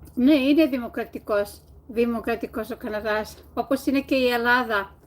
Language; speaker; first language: Greek; early bilingual, heritage; Greek